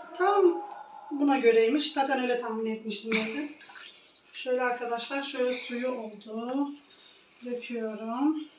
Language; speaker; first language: Turkish; native; Turkish